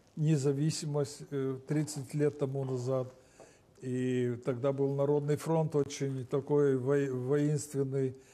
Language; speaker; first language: Russian; non-native, local second language; Romanian